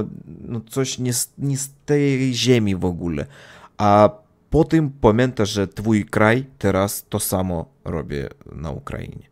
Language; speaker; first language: Polish; non-native, learner; Russian